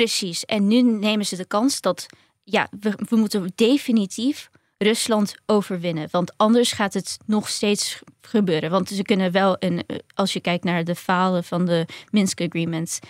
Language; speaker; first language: Dutch; early bilingual, other home language; Ukrainian